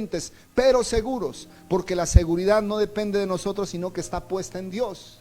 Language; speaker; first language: Spanish; native; Spanish